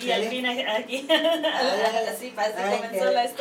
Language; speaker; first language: Spanish; early bilingual, heritage; Spanish